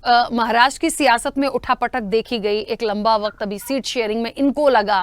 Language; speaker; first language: Hindi; native; Hindi